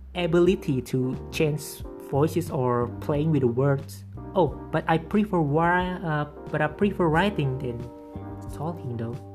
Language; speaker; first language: English; non-native, fluent; Indonesian